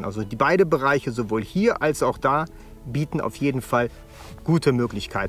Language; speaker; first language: German; native; German